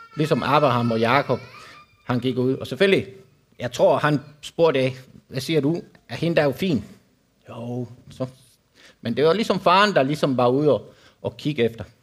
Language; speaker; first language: Danish; non-native, fluent; Spanish